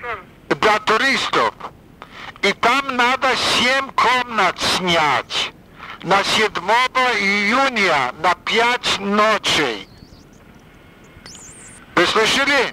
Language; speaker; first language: Russian; non-native, fluent; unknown